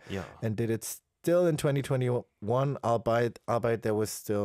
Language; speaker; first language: English; non-native, fluent; German